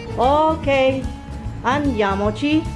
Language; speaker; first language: Italian; non-native, local second language; Filipino